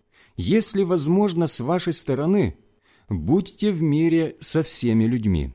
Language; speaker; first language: Russian; native; Russian